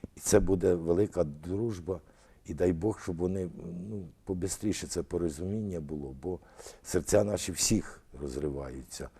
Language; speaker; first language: Ukrainian; early bilingual, other home language; Russian